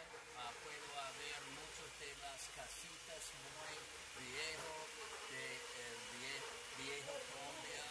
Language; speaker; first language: Spanish; non-native, learner; English